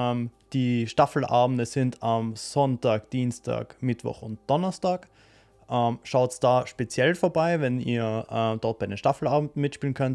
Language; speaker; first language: German; native; German